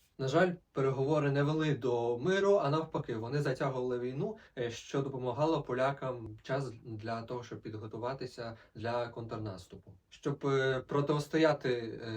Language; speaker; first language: Ukrainian; native; Ukrainian